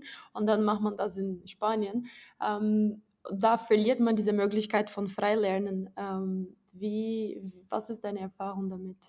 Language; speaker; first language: German; non-native, fluent; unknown